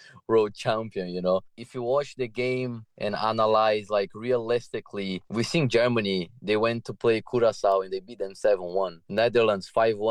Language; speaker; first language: English; non-native, fluent; Portuguese